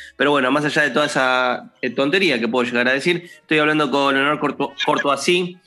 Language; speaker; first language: Spanish; native; Spanish